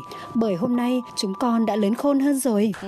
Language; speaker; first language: Vietnamese; native; Vietnamese